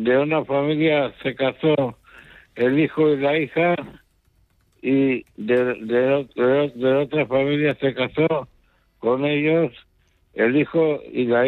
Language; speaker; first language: Spanish; non-native, local second language; Basque